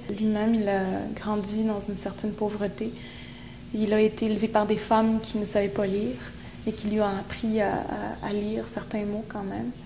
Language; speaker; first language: French; non-native, local second language; Innu-aimun